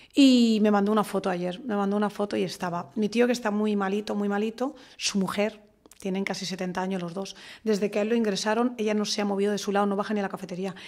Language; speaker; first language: Spanish; native; Spanish